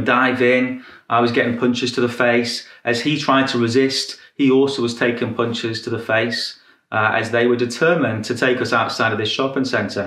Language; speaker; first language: English; native; English